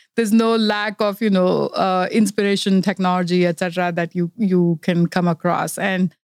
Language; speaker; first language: English; non-native, local second language; Kannada